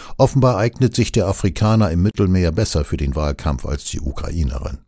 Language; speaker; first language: German; native; German